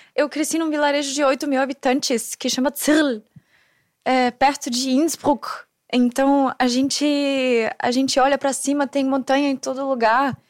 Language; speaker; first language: Portuguese; non-native, fluent; German